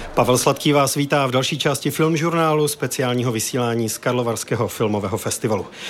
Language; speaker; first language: Czech; native; Czech